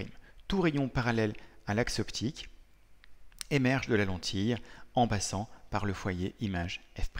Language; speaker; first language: French; native; French